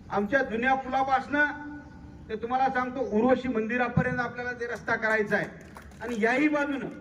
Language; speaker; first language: Marathi; native; Marathi